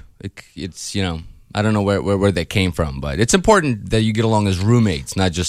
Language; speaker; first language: English; non-native, fluent; Ukrainian